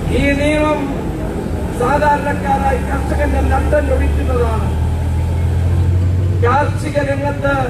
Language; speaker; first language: Malayalam; native; Malayalam